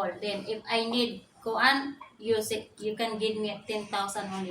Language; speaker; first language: English; non-native, local second language; Cebuano